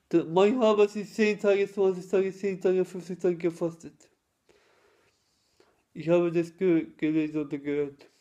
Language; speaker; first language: German; non-native, learner; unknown